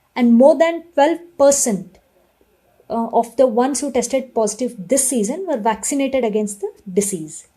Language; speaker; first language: English; non-native, local second language; Kannada